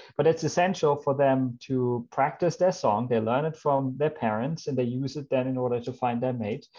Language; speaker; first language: English; non-native, fluent; German